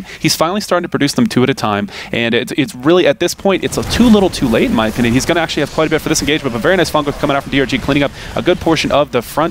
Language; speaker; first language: English; native; English